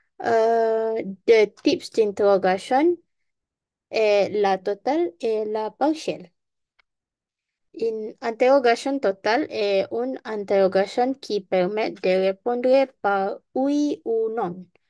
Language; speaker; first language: French; non-native, learner; Malay